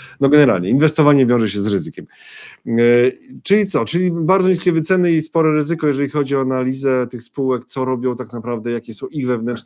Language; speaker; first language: Polish; native; Polish